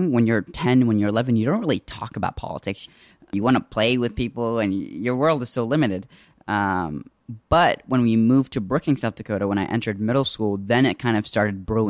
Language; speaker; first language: English; early bilingual, other home language; Arabic